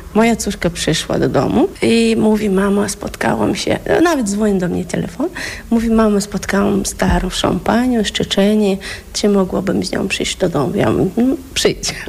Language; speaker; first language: Polish; non-native, fluent; Chechen